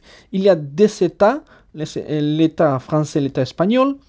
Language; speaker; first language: French; non-native, fluent; Basque